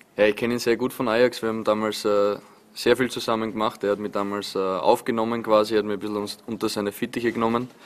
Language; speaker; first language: German; native; German